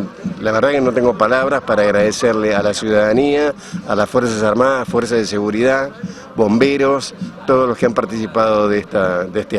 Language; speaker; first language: Spanish; native; Spanish